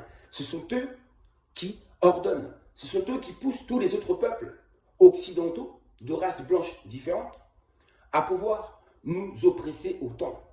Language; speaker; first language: French; non-native, local second language; Kongo